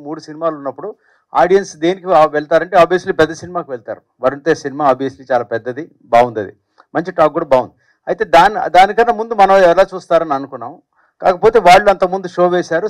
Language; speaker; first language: Telugu; native; Telugu